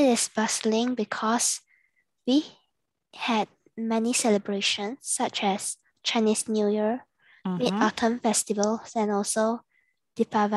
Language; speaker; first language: English; non-native, learner; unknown